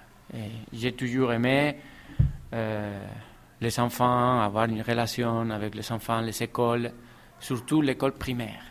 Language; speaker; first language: French; non-native, fluent; Spanish